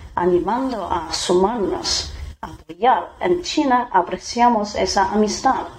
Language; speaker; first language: Spanish; non-native, fluent; Chinese